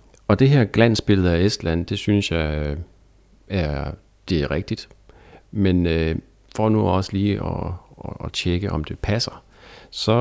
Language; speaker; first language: Danish; native; Danish